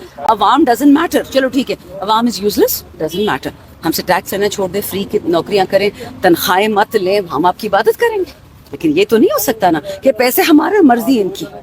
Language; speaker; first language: Urdu; non-native, local second language; Pashto